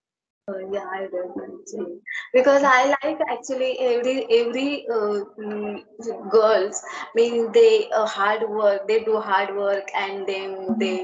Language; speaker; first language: English; non-native, learner; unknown